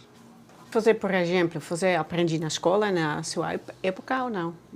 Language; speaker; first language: Portuguese; non-native, learner; Dutch